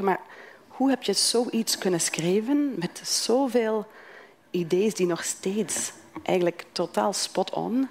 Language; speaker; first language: Dutch; non-native, fluent; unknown